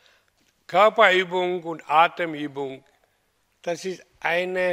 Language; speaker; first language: German; non-native, fluent; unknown